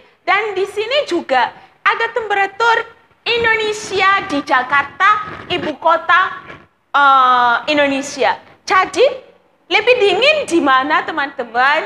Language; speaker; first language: Indonesian; non-native, fluent; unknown